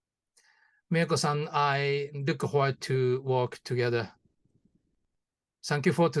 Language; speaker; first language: English; non-native, learner; Japanese